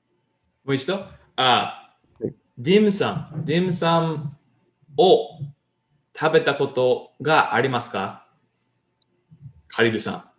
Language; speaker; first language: Japanese; non-native, learner; English